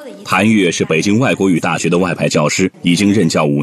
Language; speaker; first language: Chinese; native; Chinese